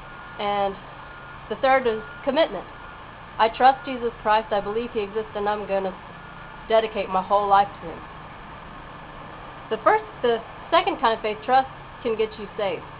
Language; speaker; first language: English; native; English